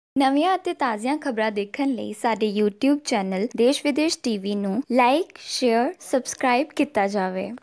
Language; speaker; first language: Hindi; native; Hindi